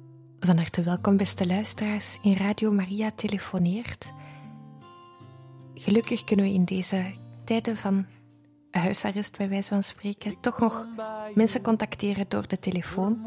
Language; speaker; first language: Dutch; native; Dutch